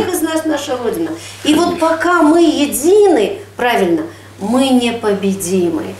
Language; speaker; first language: Russian; native; Russian